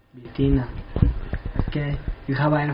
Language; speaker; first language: German; non-native, learner; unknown